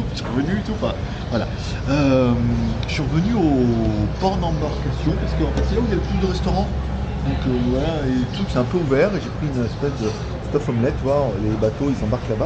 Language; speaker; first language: French; native; French